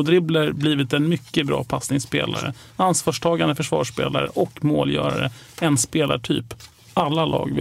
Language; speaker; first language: Swedish; native; Swedish